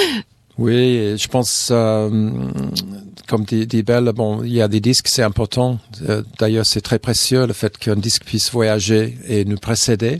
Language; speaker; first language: French; non-native, fluent; English